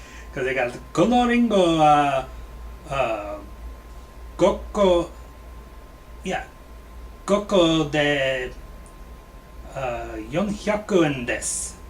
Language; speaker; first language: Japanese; non-native, learner; English